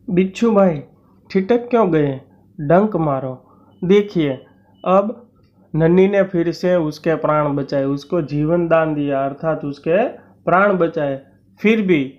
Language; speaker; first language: Hindi; non-native, local second language; Gujarati